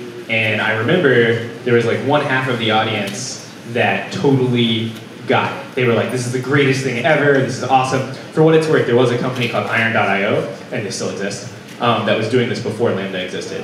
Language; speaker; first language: English; native; English